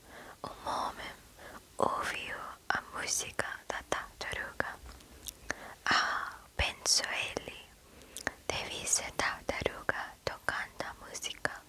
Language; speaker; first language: Portuguese; non-native, learner; English